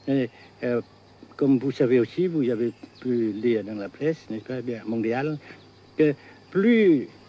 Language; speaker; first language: French; non-native, local second language; Vietnamese